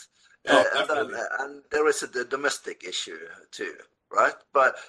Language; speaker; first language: English; non-native, fluent; Norwegian